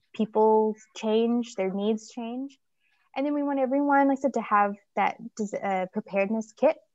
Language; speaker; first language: English; native; English